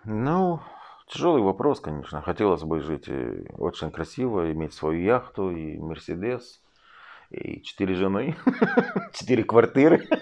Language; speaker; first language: Russian; non-native, fluent; Arabic